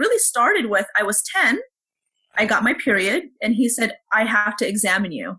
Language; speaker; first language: English; early bilingual, other home language; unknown